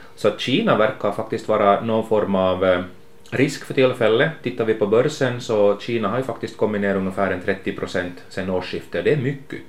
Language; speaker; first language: Swedish; native; Swedish